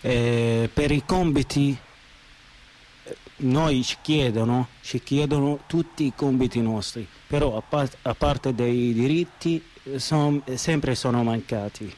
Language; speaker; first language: Italian; non-native, learner; Arabic